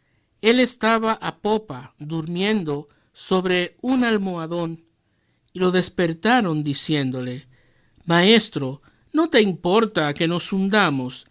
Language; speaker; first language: Spanish; native; Spanish